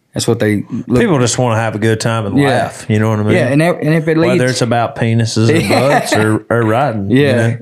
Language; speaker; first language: English; native; English